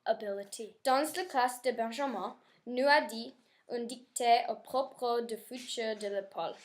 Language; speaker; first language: French; non-native, learner; English